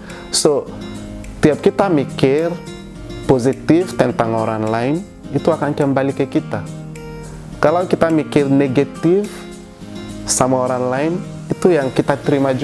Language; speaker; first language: Indonesian; non-native, fluent; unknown